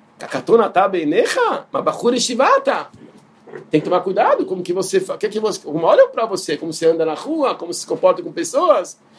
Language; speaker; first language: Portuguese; non-native, fluent; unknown